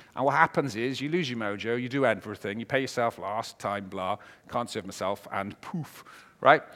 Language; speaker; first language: English; native; English